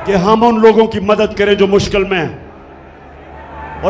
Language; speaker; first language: Urdu; native; Urdu